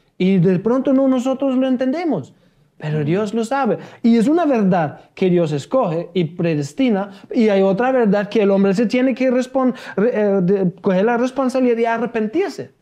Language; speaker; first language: Spanish; non-native, fluent; German